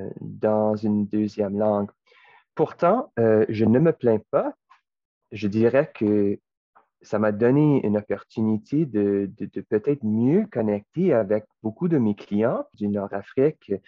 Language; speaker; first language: French; non-native, local second language; English